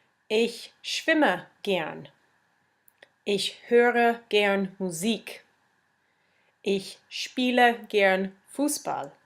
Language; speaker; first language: German; non-native, fluent; English